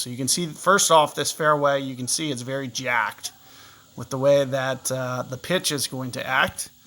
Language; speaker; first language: English; native; English